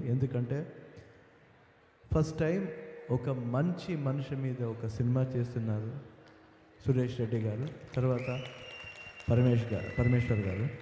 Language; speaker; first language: Telugu; non-native, learner; Kannada